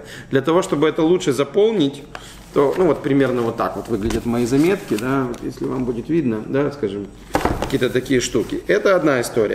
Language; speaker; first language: Russian; native; Russian